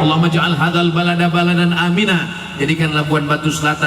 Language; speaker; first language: Indonesian; native; Indonesian